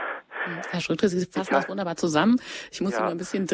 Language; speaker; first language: German; native; German